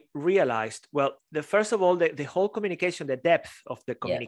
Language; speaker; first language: English; non-native, fluent; Spanish